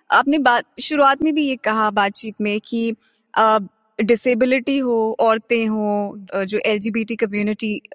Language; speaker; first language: Hindi; native; Hindi